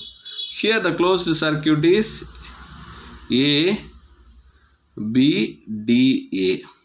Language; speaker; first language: English; non-native, local second language; Tamil